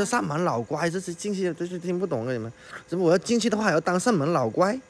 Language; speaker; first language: Chinese; native; Chinese